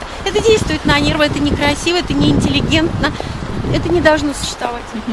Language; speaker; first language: Russian; native; Russian